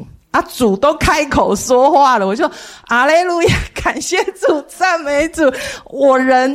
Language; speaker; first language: Chinese; native; Chinese